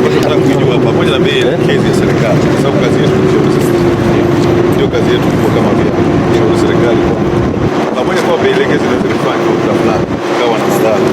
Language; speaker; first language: Swahili; native; Swahili